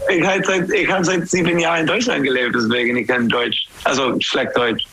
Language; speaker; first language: German; non-native, learner; English